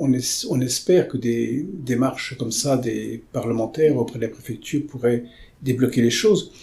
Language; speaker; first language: French; native; French